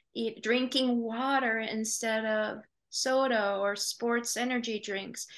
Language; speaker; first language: English; native; English